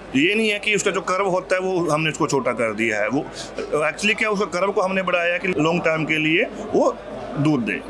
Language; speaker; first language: Hindi; native; Hindi